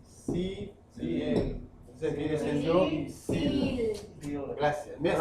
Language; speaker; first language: Spanish; non-native, fluent; Haitian Creole